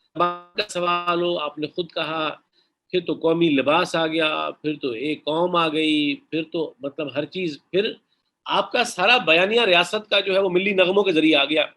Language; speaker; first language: Urdu; non-native, local second language; Sindhi